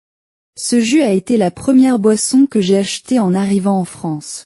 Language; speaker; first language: French; non-native, learner; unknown